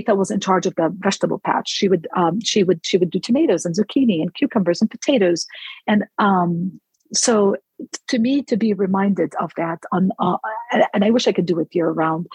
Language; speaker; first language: English; non-native, fluent; Arabic